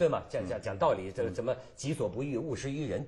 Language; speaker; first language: Chinese; native; Chinese